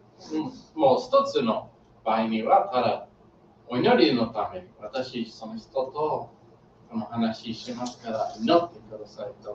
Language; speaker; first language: Japanese; non-native, learner; English